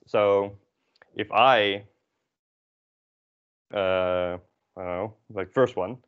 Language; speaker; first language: English; non-native, fluent; Dutch